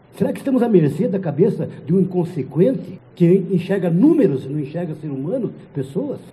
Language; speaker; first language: Portuguese; early bilingual, other home language; Arabic